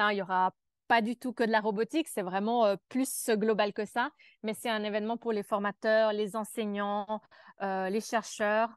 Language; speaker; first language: French; native; French